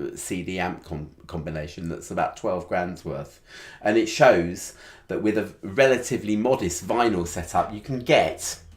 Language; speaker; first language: English; native; English